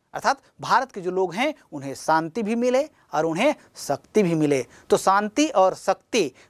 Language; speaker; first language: Hindi; native; Hindi